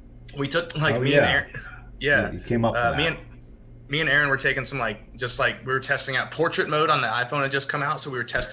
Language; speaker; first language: English; native; English